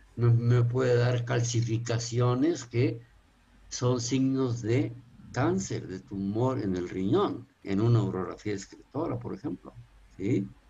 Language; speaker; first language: Spanish; native; Spanish